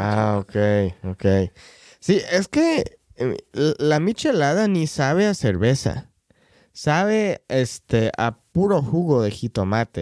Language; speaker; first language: Spanish; non-native, fluent; English